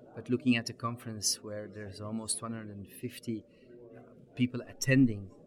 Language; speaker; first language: English; non-native, fluent; Dutch